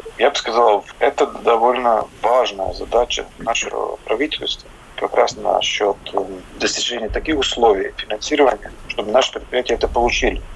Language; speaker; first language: Russian; non-native, local second language; Latvian